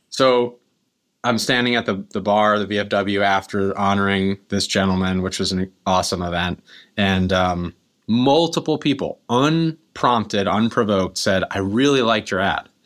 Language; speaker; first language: English; native; English